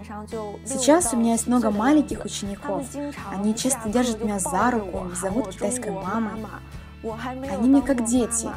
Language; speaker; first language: Russian; non-native, fluent; Chinese